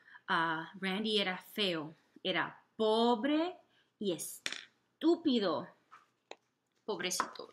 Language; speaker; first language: Spanish; non-native, fluent; English